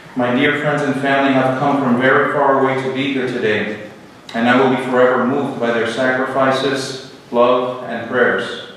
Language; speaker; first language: English; early bilingual, other home language; Greek